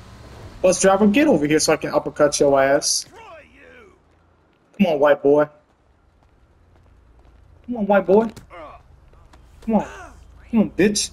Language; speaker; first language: English; native; English